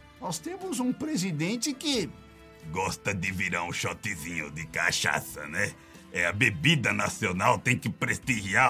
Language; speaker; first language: Portuguese; native; Portuguese